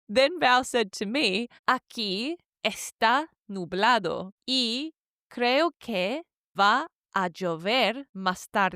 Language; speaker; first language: Spanish; non-native, learner; English